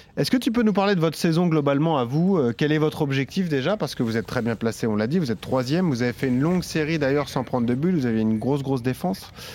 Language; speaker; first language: French; native; French